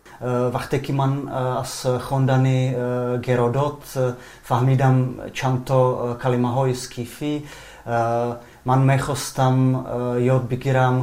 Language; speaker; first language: Persian; non-native, fluent; Czech